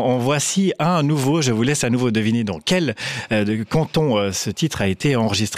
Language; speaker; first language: French; native; French